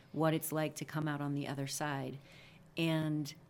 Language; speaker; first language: English; native; English